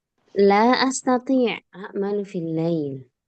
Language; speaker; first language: Arabic; non-native, fluent; Indonesian